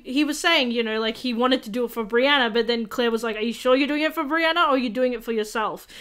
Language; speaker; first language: English; native; English